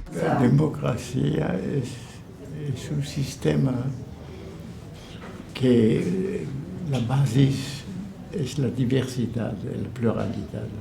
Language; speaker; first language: Spanish; non-native, fluent; French